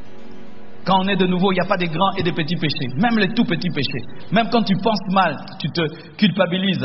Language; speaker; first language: French; non-native, local second language; Lingala